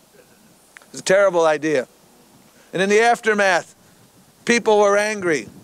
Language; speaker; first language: English; native; English